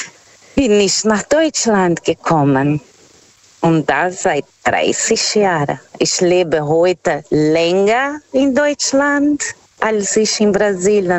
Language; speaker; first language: German; non-native, fluent; Portuguese